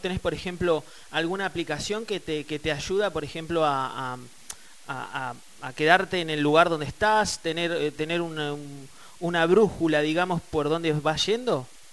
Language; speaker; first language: Spanish; native; Spanish